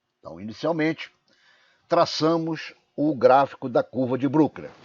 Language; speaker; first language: Portuguese; native; Portuguese